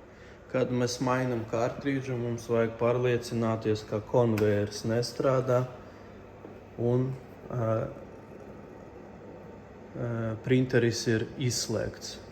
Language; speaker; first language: Latvian; non-native, local second language; Russian